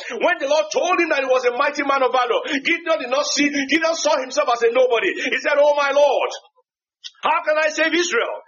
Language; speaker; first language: English; non-native, local second language; Yoruba